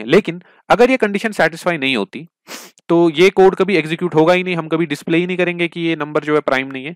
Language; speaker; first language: Hindi; non-native, local second language; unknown